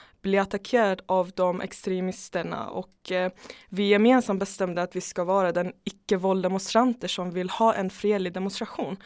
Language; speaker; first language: Swedish; non-native, fluent; Persian